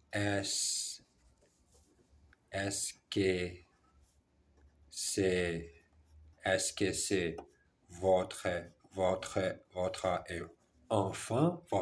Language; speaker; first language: French; non-native, learner; Portuguese